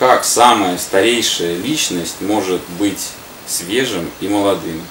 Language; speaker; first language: Russian; native; Russian